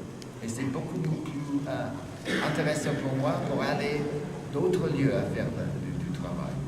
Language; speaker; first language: French; non-native, fluent; English